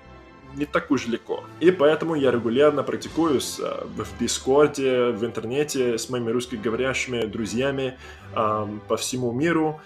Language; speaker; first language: Russian; non-native, fluent; English